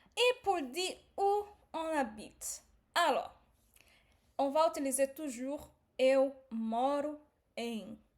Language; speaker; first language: French; non-native, fluent; Portuguese